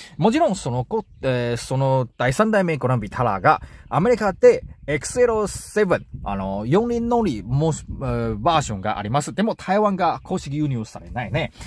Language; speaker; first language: Japanese; non-native, learner; Chinese